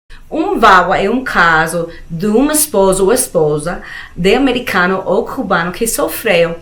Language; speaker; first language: Portuguese; non-native, fluent; Spanish